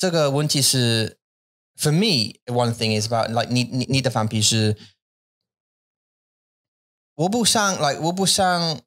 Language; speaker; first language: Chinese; non-native, learner; English